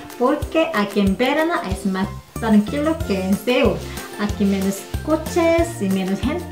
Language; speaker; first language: Spanish; non-native, learner; Korean